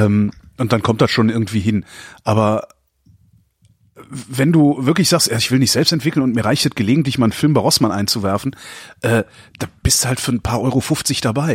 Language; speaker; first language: German; native; German